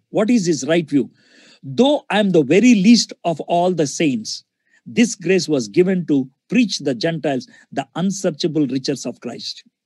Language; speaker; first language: English; non-native, local second language; Telugu